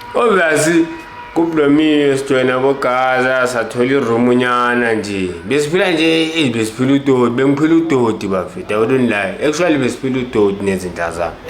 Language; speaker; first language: Zulu; native; Zulu